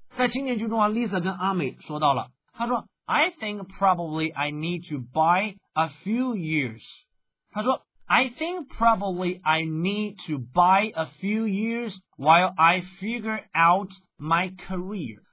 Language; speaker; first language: English; non-native, fluent; Chinese